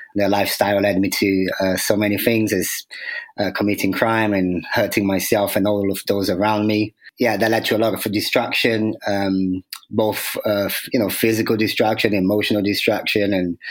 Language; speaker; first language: English; non-native, fluent; Portuguese